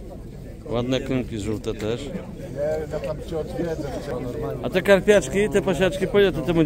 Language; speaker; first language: Polish; native; Polish